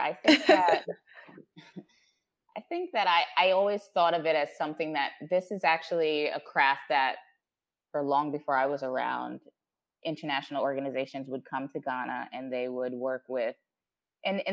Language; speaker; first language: English; native; English